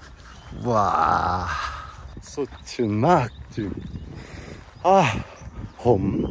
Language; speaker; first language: Thai; non-native, learner; Korean